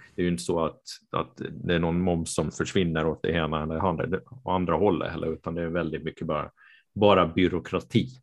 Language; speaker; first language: Swedish; native; Swedish